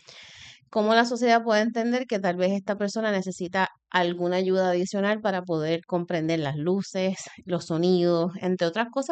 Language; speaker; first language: Spanish; native; Spanish